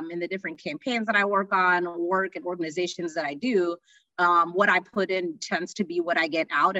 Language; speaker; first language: English; native; English